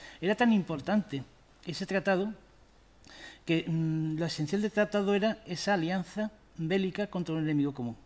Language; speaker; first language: Spanish; native; Spanish